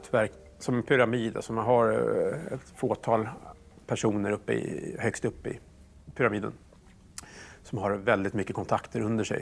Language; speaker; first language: Swedish; native; Swedish